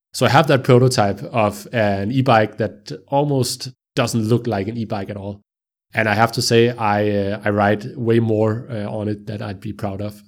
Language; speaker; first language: English; non-native, fluent; Danish